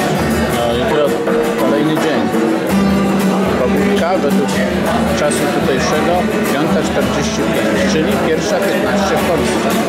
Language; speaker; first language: Polish; native; Polish